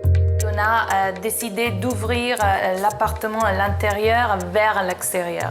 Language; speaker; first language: French; non-native, fluent; Italian